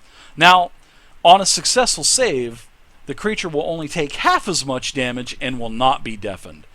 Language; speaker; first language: English; native; English